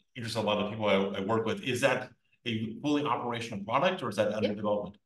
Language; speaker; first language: English; native; English